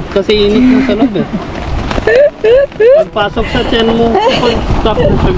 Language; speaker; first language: Filipino; non-native, learner; Hindi